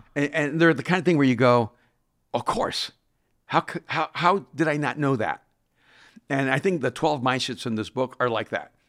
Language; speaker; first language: English; non-native, fluent; Spanish